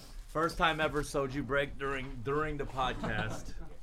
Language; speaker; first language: English; early bilingual, other home language; Korean